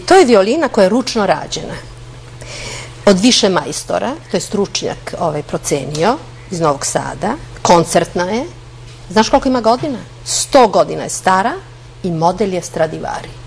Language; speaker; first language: Serbian; native; Serbian